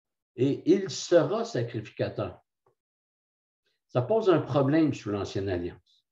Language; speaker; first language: French; native; French